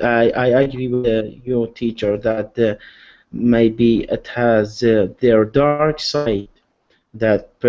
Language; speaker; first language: English; non-native, learner; Arabic